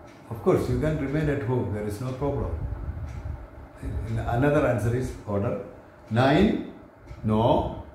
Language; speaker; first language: English; non-native, local second language; Malayalam